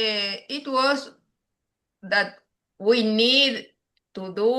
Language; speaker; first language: English; non-native, learner; Spanish